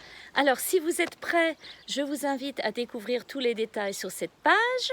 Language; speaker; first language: French; native; French